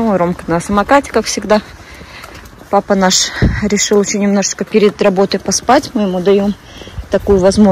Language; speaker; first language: Russian; native; Russian